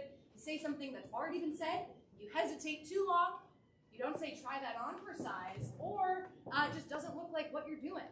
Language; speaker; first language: English; native; English